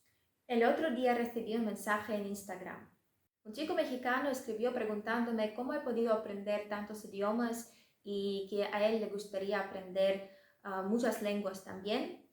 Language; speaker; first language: Spanish; non-native, fluent; Russian